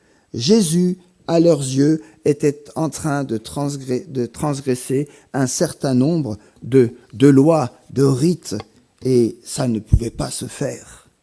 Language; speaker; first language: French; native; French